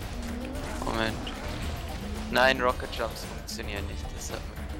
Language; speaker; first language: German; native; German